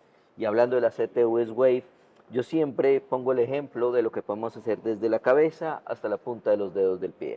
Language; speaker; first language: Spanish; native; Spanish